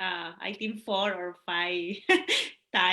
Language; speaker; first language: English; non-native, learner; Spanish